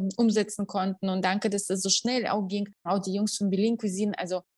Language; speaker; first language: German; non-native, fluent; Russian